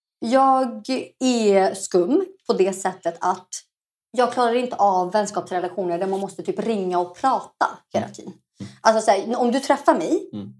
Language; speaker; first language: Swedish; early bilingual, other home language; Arabic